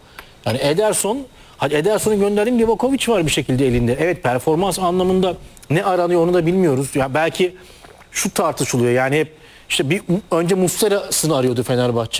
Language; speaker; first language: Turkish; native; Turkish